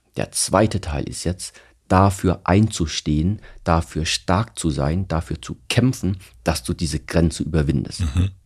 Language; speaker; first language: German; early bilingual, other home language; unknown